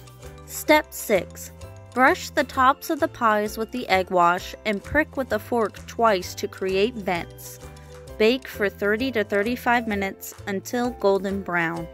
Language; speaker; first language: English; native; English